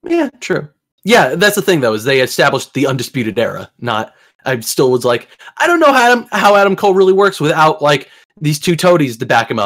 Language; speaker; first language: English; native; English